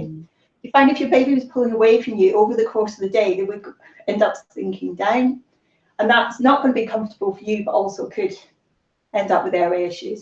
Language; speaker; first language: English; native; English